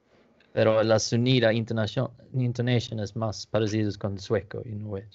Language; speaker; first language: Spanish; non-native, learner; Danish